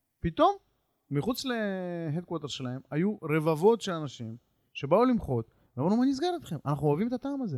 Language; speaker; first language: Hebrew; native; Hebrew